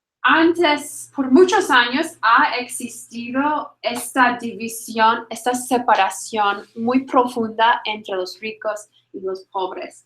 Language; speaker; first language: Spanish; non-native, fluent; English